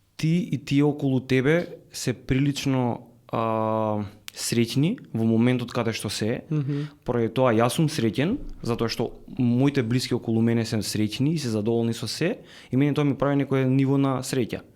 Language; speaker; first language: Macedonian; native; Macedonian